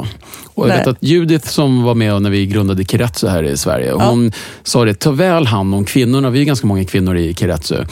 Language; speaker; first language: Swedish; native; Swedish